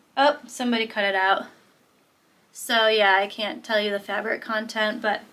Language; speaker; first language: English; native; English